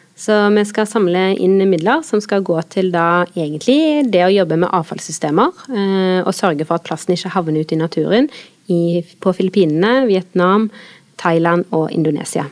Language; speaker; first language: Norwegian; native; Norwegian